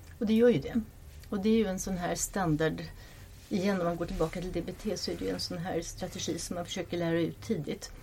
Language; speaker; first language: Swedish; non-native, fluent; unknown